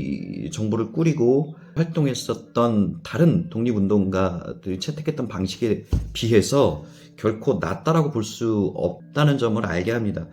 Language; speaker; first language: Korean; native; Korean